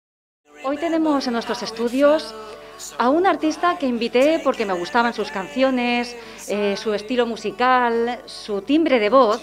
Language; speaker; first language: Spanish; native; Spanish